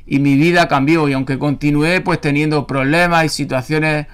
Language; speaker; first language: Spanish; native; Spanish